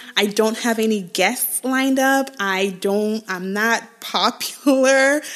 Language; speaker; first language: English; non-native, local second language; Igbo